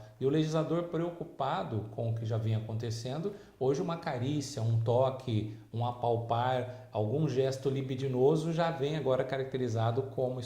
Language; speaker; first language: Portuguese; native; Portuguese